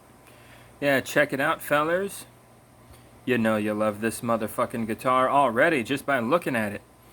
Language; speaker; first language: English; native; English